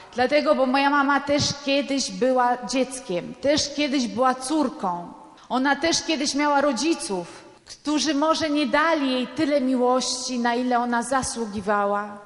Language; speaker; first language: Polish; non-native, fluent; Italian